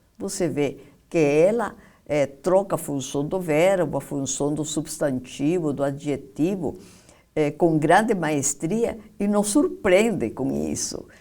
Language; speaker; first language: Portuguese; non-native, fluent; Spanish